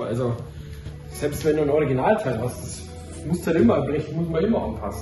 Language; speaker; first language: German; native; German